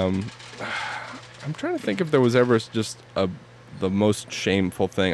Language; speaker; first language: English; native; English